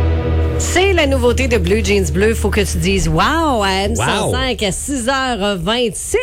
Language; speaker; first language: French; native; French